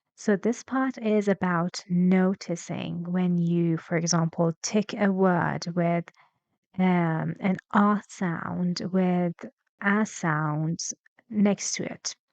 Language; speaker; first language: English; non-native, fluent; Persian